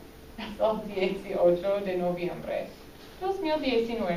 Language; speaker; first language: Spanish; non-native, fluent; English